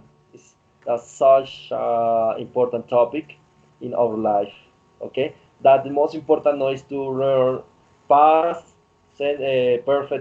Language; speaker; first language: English; non-native, learner; Spanish